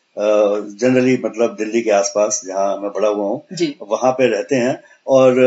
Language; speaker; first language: Hindi; native; Hindi